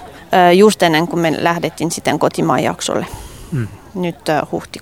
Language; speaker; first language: Finnish; non-native, fluent; French